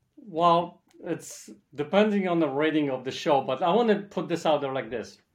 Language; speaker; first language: English; early bilingual, other home language; Polish